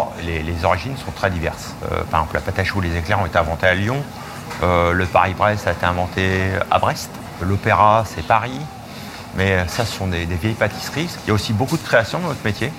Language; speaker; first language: French; native; French